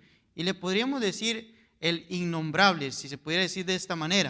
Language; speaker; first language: Spanish; native; Spanish